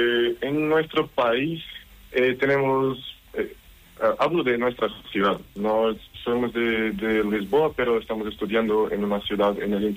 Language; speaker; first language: Spanish; non-native, learner; Portuguese